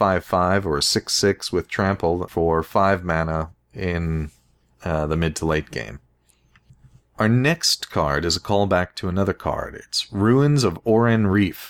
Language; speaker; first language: English; native; English